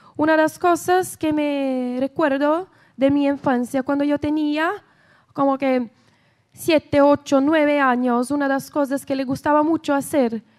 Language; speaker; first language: Spanish; non-native, learner; Portuguese